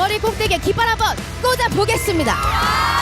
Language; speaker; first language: Korean; native; Korean